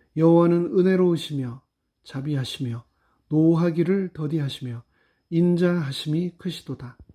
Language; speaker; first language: Korean; native; Korean